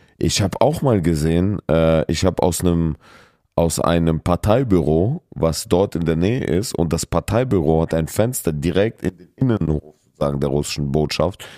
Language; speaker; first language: German; early bilingual, other home language; Russian